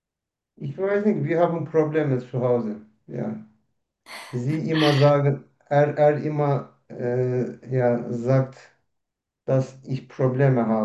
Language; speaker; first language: German; non-native, learner; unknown